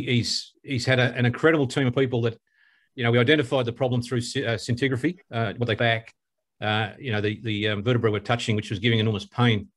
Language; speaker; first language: English; native; English